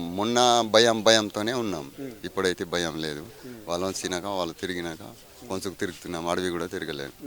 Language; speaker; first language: Telugu; non-native, local second language; Koya